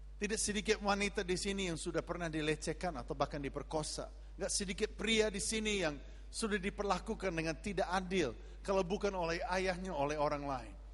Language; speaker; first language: Indonesian; non-native, fluent; English